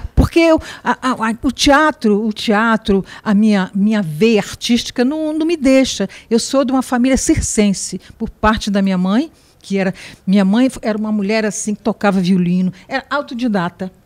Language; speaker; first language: Portuguese; native; Portuguese